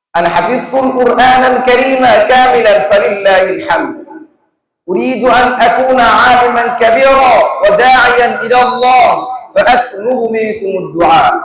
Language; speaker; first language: Arabic; non-native, fluent; Bangla